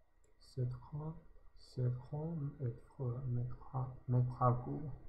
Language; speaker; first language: French; non-native, learner; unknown